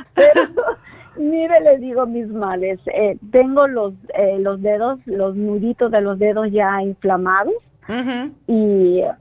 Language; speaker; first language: Spanish; native; Spanish